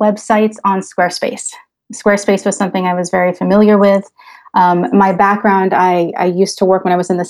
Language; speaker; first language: English; native; English